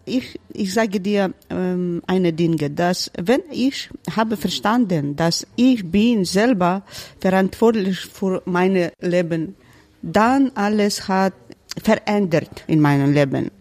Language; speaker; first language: German; non-native, learner; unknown